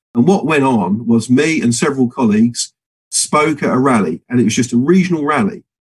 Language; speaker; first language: English; native; English